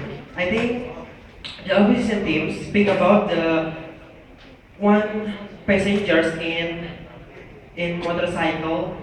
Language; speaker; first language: English; non-native, learner; Indonesian